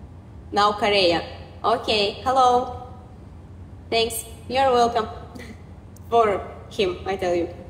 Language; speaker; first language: English; non-native, learner; Romanian